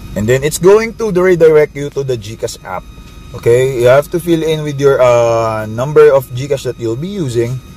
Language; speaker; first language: English; non-native, local second language; Filipino